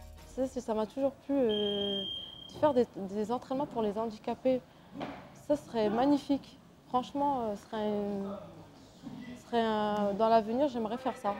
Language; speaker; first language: French; early bilingual, other home language; Arabic